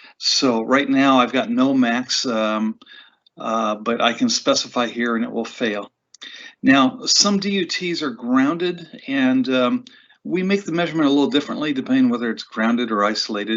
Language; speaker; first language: English; native; English